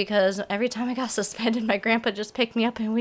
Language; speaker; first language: English; native; English